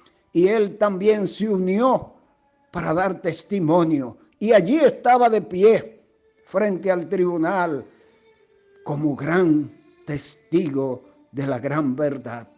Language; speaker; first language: Spanish; native; Spanish